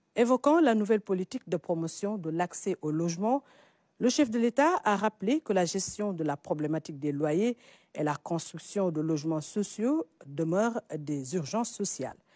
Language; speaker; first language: French; non-native, local second language; Wolof